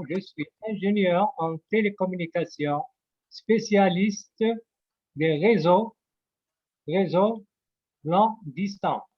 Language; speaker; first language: French; non-native, local second language; Arabic